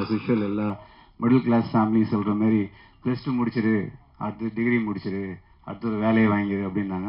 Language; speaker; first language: Tamil; native; Tamil